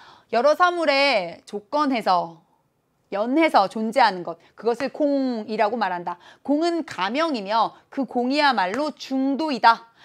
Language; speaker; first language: Korean; native; Korean